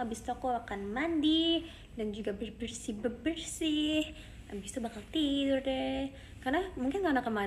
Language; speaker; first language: Indonesian; native; Indonesian